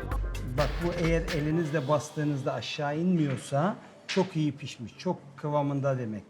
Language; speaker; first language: Turkish; native; Turkish